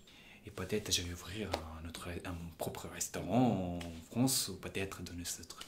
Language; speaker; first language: French; non-native, fluent; Punjabi